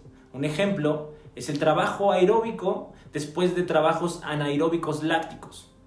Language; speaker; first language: Spanish; native; Spanish